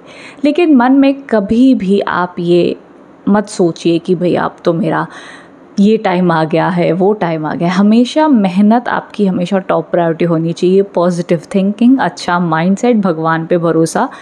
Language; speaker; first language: Hindi; native; Hindi